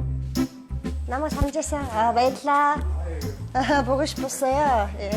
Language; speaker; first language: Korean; non-native, learner; Mongolian